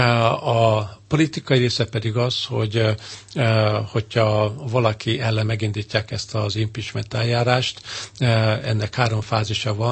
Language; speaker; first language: Hungarian; native; Hungarian